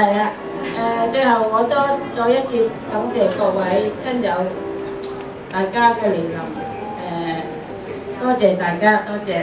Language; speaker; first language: Cantonese; native; Cantonese